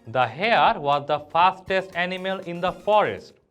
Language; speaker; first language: English; non-native, local second language; Bangla